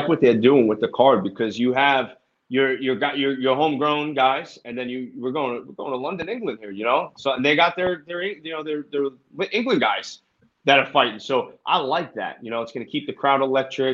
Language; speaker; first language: English; native; English